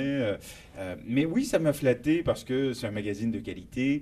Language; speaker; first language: French; native; French